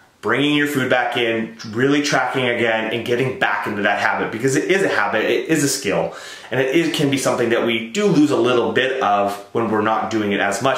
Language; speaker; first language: English; native; English